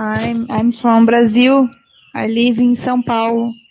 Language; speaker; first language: English; non-native, learner; Portuguese